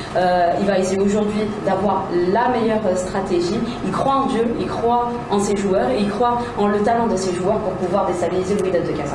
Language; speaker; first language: French; non-native, local second language; Arabic